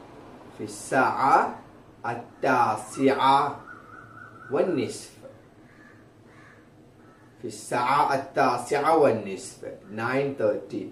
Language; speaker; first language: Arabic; non-native, fluent; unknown